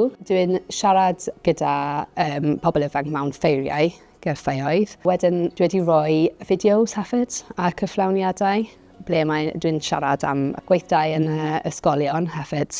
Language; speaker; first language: Welsh; non-native, local second language; English